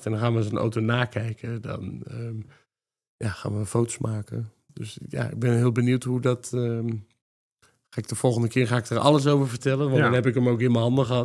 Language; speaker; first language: Dutch; native; Dutch